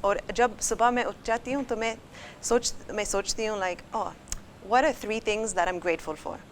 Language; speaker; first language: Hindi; early bilingual, heritage; English